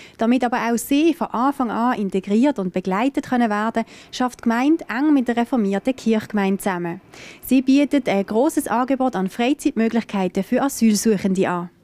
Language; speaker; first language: German; native; German